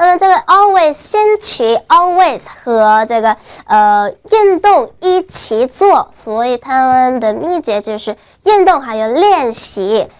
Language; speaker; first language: Chinese; non-native, fluent; Korean